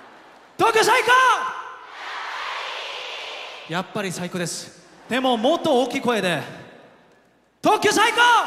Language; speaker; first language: Japanese; non-native, fluent; Korean